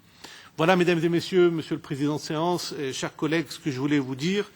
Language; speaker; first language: French; non-native, local second language; Arabic